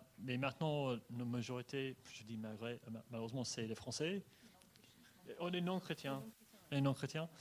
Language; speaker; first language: French; non-native, fluent; English